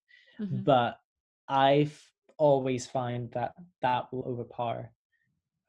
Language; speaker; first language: English; native; English